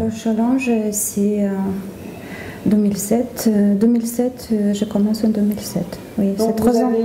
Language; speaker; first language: French; non-native, learner; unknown